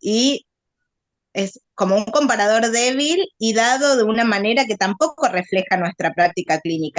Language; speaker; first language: Spanish; native; Spanish